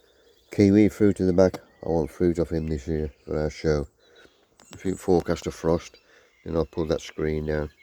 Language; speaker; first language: English; native; English